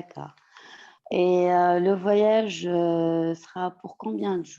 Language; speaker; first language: French; non-native, fluent; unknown